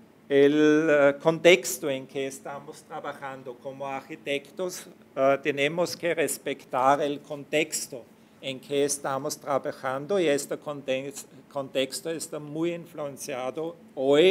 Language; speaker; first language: Spanish; non-native, fluent; German